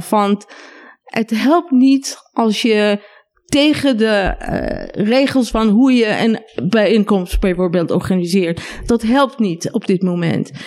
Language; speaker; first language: Dutch; non-native, fluent; Hebrew